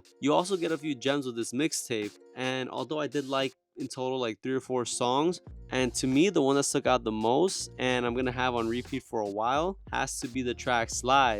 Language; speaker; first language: English; native; English